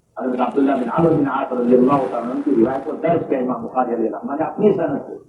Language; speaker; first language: Urdu; native; Urdu